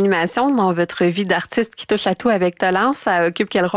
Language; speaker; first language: French; native; French